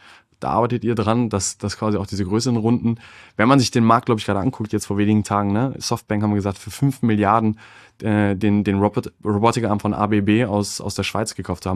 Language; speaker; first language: German; native; German